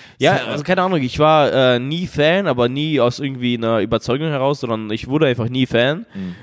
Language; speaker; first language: German; early bilingual, other home language; Russian